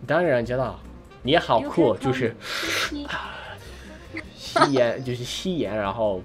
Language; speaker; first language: Chinese; non-native, fluent; English